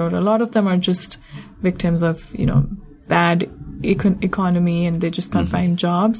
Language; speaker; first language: English; non-native, local second language; Hindi